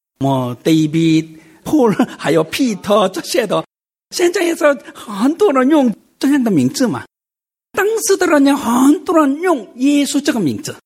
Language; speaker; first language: Chinese; non-native, fluent; Korean